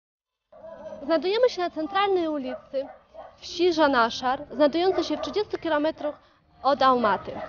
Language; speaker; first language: Polish; early bilingual, heritage; Polish